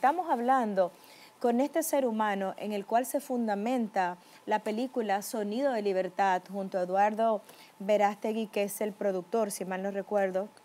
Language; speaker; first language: Spanish; native; Spanish